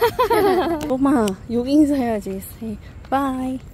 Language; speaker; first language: Korean; non-native, fluent; Filipino